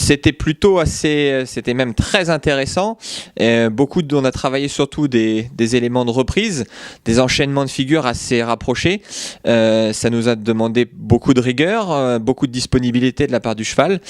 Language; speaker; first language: French; native; French